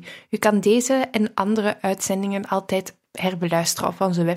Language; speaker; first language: Dutch; native; Dutch